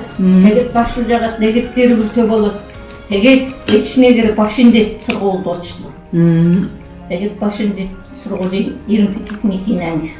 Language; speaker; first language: Mongolian; non-native, local second language; Kazakh